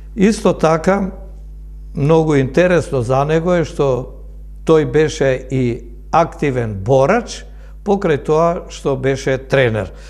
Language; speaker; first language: Macedonian; native; Macedonian